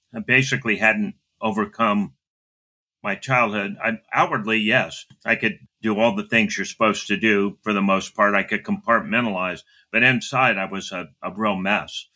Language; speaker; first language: English; native; English